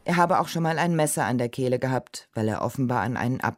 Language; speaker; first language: German; native; German